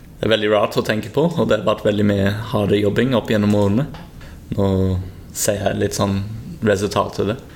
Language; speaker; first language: Norwegian; non-native, fluent; English